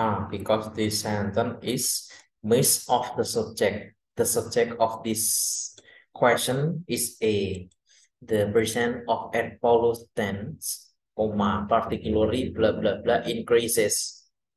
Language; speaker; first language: English; non-native, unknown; Indonesian